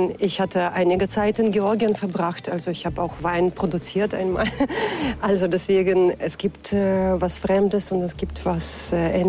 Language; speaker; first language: German; non-native, fluent; Russian